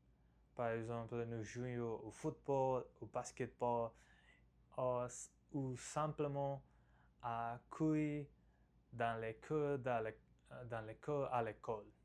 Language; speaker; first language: French; non-native, learner; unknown